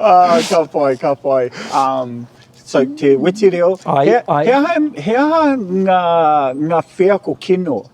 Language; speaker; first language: Māori; non-native, local second language; English